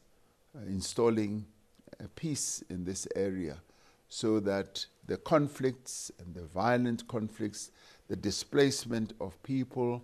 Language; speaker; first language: English; non-native, local second language; Venda